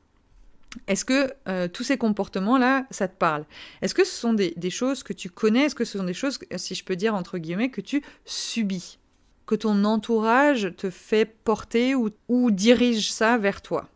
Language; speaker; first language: French; native; French